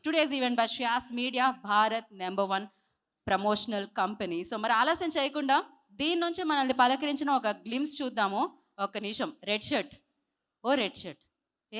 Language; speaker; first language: Telugu; native; Telugu